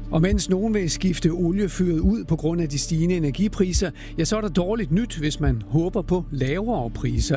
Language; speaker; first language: Danish; native; Danish